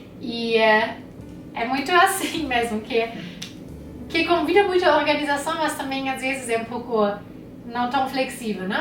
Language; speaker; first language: Portuguese; non-native, fluent; German